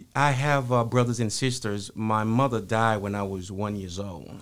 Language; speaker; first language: English; early bilingual, other home language; Haitian Creole